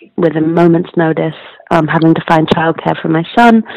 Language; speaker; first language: English; native; English